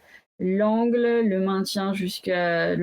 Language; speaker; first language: French; native; French